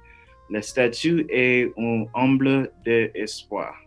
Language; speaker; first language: French; non-native, learner; English